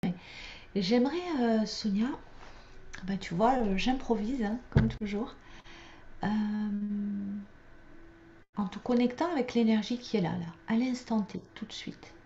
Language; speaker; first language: French; native; French